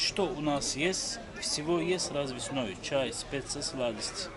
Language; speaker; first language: Russian; non-native, learner; Turkish